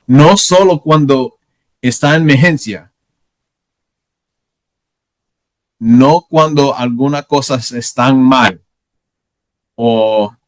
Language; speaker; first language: Spanish; non-native, learner; English